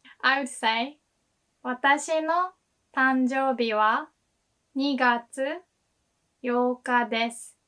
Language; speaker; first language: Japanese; non-native, fluent; English